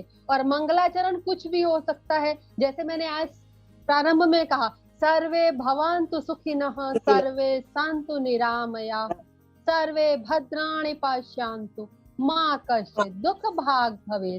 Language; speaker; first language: Hindi; native; Hindi